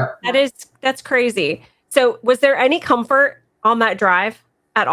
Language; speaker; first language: English; native; English